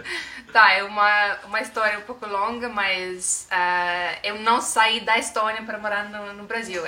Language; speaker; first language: Portuguese; non-native, fluent; Estonian